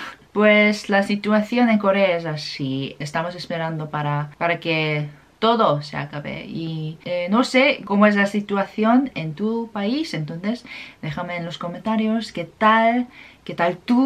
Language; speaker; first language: Spanish; non-native, fluent; Korean